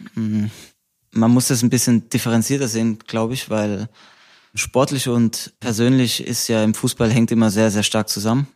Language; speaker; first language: German; native; German